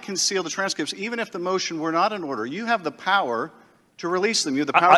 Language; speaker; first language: English; native; English